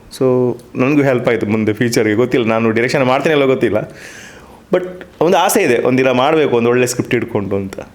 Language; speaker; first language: Kannada; non-native, local second language; Tulu